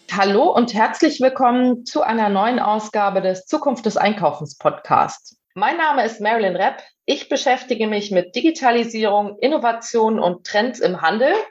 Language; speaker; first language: German; native; German